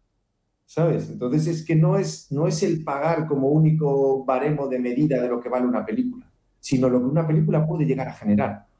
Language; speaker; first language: Spanish; native; Spanish